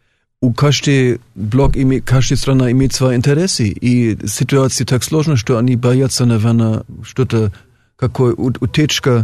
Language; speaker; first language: Russian; non-native, fluent; German